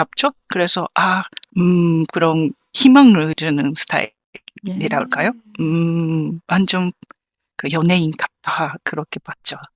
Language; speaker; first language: Korean; non-native, learner; Japanese